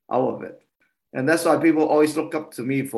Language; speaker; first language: English; non-native, local second language; Cantonese